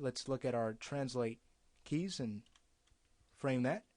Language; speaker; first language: English; native; English